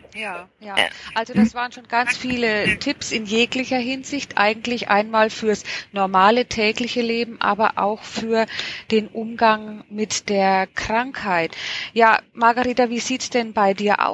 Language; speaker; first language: German; native; German